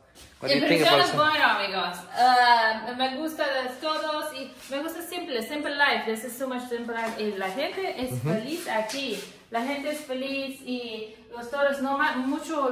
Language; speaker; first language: Spanish; non-native, learner; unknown